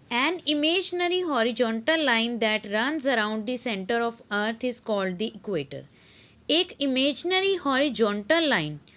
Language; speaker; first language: Hindi; native; Hindi